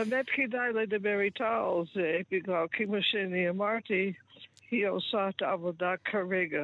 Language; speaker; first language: Hebrew; non-native, fluent; English